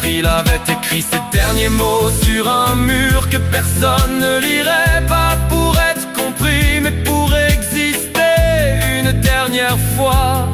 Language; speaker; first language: French; native; French